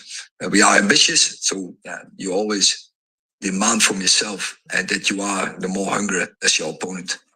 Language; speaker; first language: English; non-native, fluent; Dutch